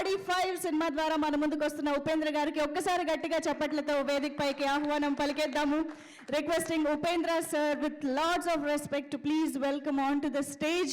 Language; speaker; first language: Telugu; native; Telugu